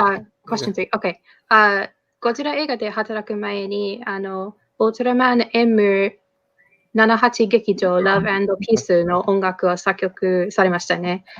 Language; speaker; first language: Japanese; non-native, fluent; English